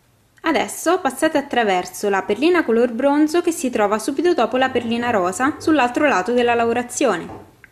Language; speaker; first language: Italian; native; Italian